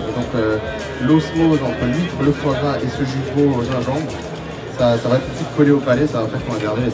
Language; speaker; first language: French; native; French